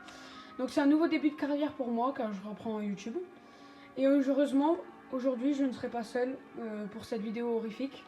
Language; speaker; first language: French; native; French